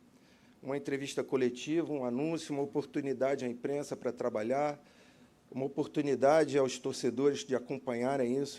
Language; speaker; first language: Portuguese; native; Portuguese